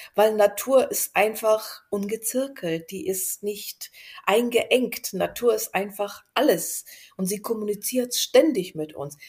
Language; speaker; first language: German; non-native, fluent; Bulgarian